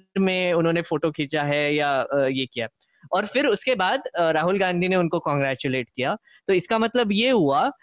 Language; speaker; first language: Hindi; non-native, local second language; Marathi